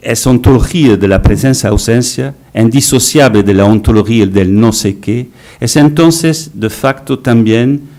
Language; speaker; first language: Spanish; non-native, fluent; French